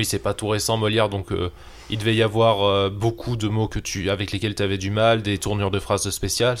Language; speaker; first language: French; native; French